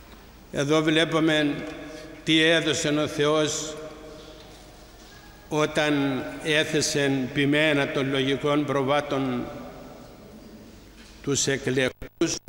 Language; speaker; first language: Greek; native; Greek